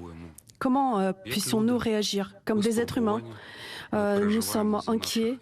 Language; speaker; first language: French; non-native, fluent; Ukrainian